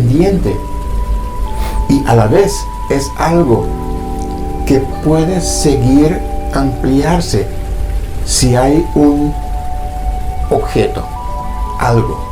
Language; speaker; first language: Spanish; non-native, fluent; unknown